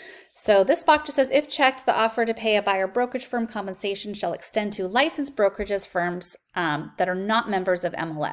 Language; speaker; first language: English; native; English